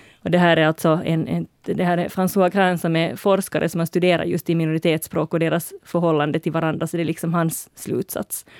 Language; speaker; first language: Swedish; native; Swedish